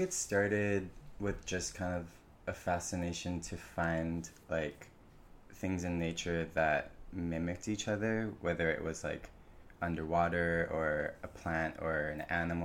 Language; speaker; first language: English; native; English